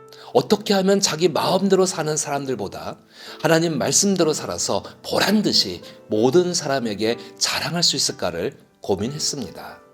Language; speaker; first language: Korean; native; Korean